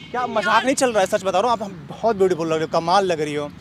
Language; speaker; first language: Hindi; native; Hindi